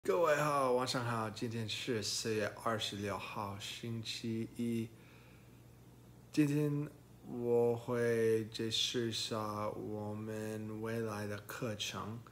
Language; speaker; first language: Chinese; non-native, learner; English